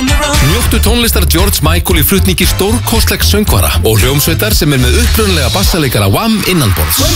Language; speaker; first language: Icelandic; native; Icelandic